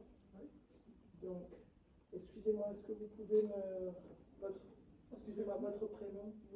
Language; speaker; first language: French; native; French